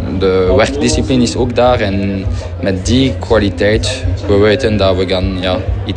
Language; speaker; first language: Dutch; non-native, fluent; French